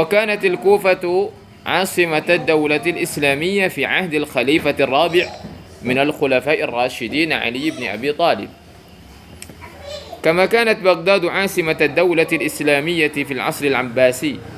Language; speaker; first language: Arabic; non-native, fluent; Sundanese